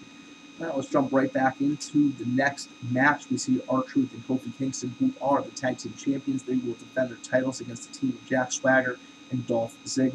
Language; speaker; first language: English; native; English